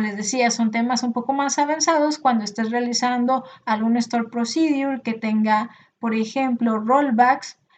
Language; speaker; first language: Spanish; native; Spanish